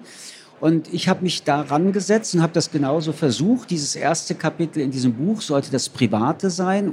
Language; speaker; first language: German; early bilingual, other home language; French